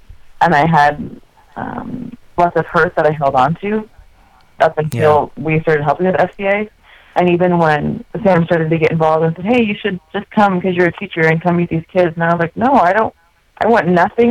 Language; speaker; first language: English; native; English